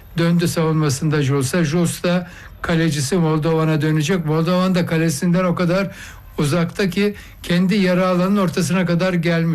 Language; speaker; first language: Turkish; native; Turkish